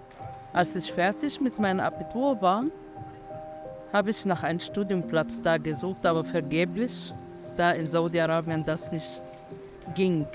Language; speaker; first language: German; non-native, fluent; Arabic